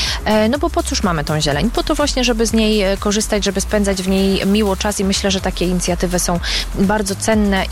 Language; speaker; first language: Polish; native; Polish